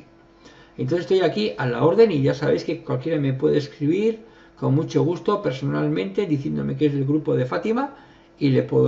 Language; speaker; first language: Spanish; native; Spanish